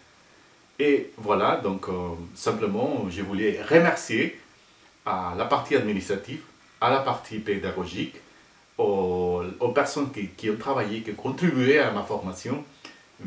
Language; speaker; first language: French; non-native, fluent; Spanish